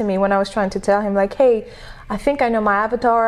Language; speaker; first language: English; non-native, fluent; French